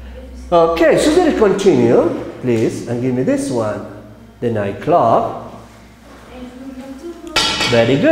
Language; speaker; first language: English; non-native, fluent; Spanish